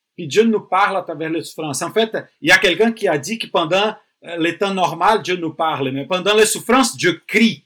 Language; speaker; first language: French; non-native, fluent; Portuguese